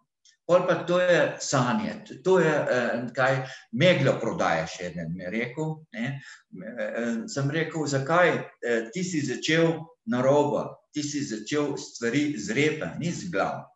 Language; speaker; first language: Slovenian; non-native, fluent; Arabic